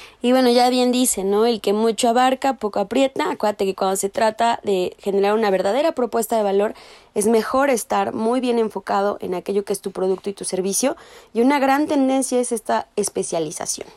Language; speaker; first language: Spanish; native; Spanish